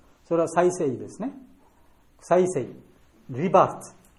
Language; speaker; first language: Japanese; non-native, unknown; Bangla